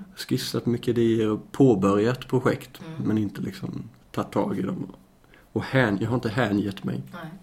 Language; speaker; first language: Swedish; native; Swedish